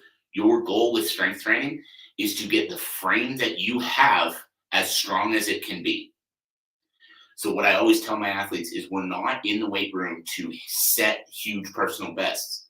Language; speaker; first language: English; native; English